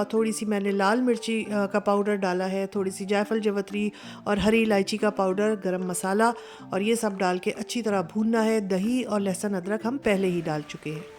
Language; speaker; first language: Urdu; native; Urdu